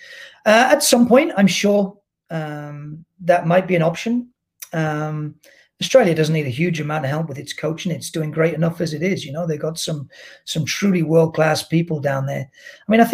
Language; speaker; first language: English; native; English